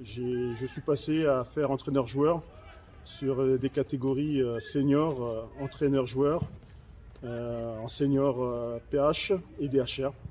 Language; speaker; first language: French; native; French